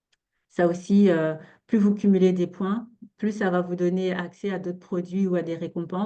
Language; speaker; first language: French; native; French